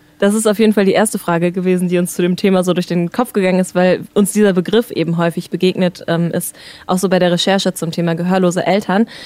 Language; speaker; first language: German; native; German